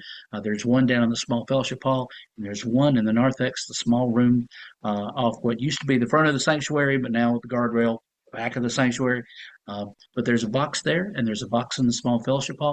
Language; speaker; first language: English; native; English